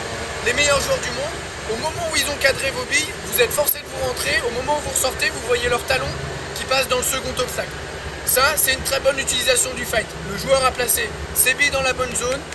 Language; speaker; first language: French; native; French